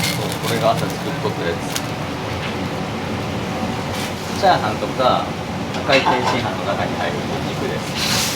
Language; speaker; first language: Japanese; native; Japanese